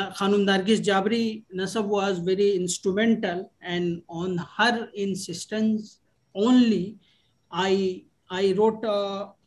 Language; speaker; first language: English; non-native, local second language; Urdu